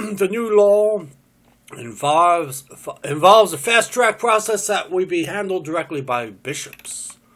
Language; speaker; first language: English; native; English